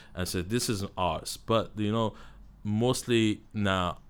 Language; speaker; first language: English; non-native, learner; Armenian